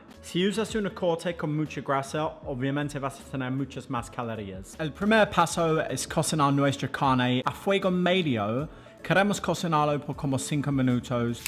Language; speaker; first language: Spanish; non-native, fluent; English